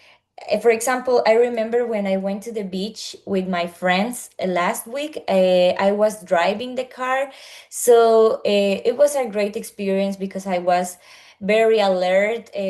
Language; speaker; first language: English; non-native, learner; Spanish